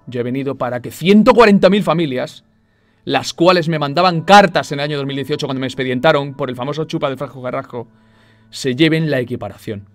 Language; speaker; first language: Spanish; native; Spanish